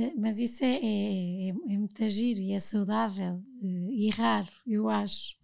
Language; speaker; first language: Portuguese; native; Portuguese